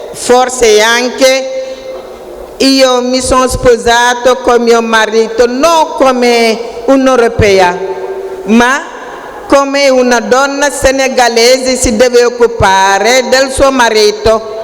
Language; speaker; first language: Italian; non-native, fluent; Wolof